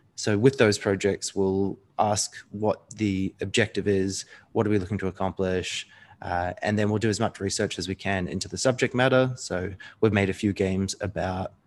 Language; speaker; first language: English; native; English